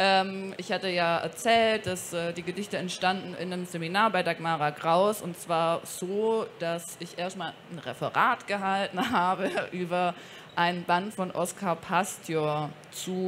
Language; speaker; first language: German; native; German